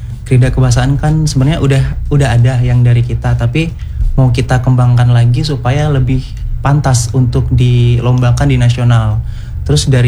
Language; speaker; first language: Indonesian; non-native, local second language; Javanese